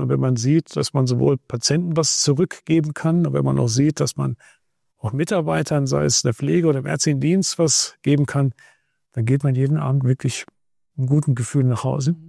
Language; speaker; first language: German; native; German